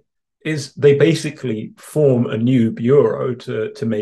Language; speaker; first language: English; native; English